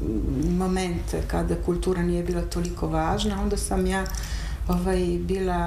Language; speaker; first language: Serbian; non-native, fluent; Italian